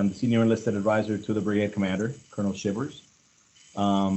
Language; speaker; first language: English; native; English